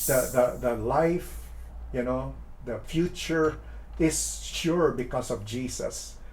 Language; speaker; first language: English; non-native, local second language; Filipino